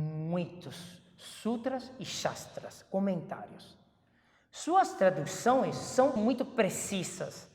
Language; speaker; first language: Portuguese; non-native, fluent; Chinese